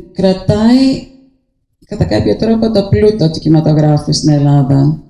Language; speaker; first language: Greek; early bilingual, heritage; Greek